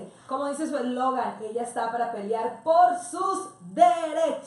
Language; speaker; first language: Spanish; native; Spanish